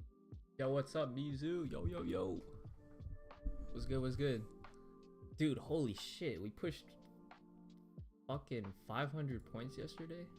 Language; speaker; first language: English; native; English